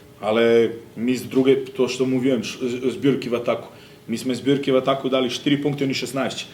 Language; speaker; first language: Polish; non-native, fluent; Serbian